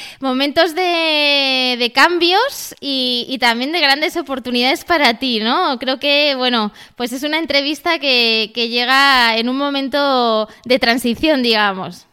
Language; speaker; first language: Spanish; native; Spanish